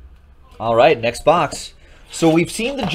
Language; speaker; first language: English; native; English